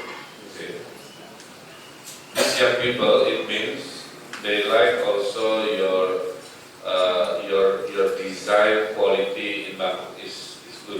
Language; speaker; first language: English; non-native, fluent; Indonesian